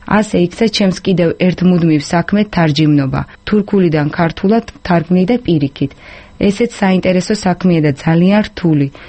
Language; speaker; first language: Georgian; non-native, local second language; Azerbaijani